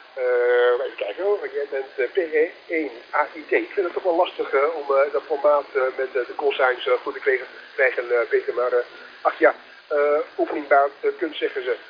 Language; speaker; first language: Dutch; native; Dutch